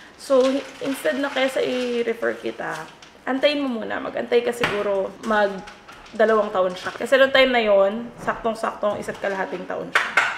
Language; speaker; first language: Filipino; native; Filipino